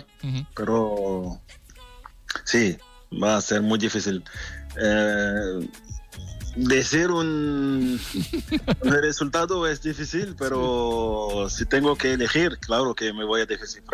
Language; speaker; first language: Spanish; non-native, fluent; French